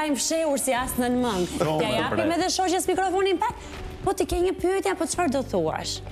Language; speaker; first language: Albanian; native; Albanian